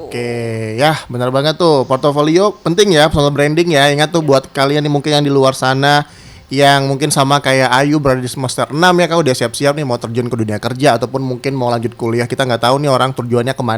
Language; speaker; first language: Indonesian; native; Indonesian